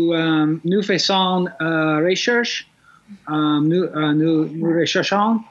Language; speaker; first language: French; non-native, learner; English